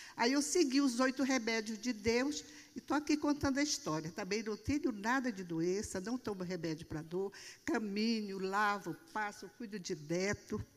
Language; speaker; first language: Portuguese; native; Portuguese